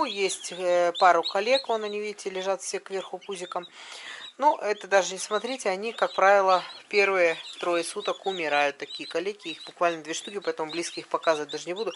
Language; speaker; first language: Russian; native; Russian